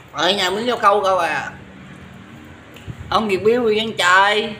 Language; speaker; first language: Vietnamese; native; Vietnamese